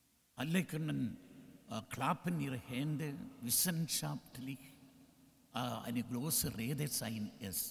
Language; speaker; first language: German; non-native, learner; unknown